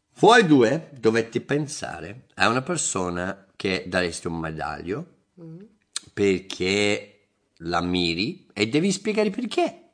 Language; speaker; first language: Italian; non-native, fluent; English